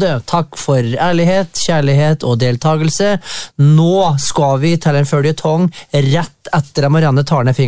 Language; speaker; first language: Norwegian; native; Norwegian